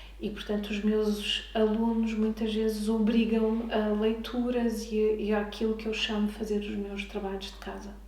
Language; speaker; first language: Portuguese; native; Portuguese